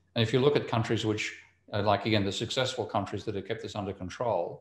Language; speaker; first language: English; native; English